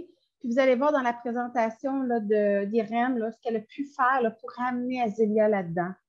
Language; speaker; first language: French; native; French